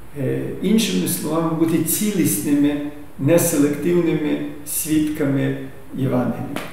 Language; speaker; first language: Ukrainian; early bilingual, heritage; Ukrainian